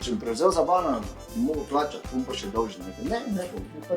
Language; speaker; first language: Slovenian; native; Slovenian